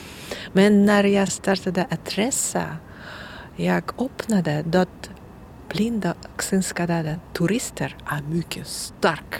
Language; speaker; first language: Swedish; non-native, learner; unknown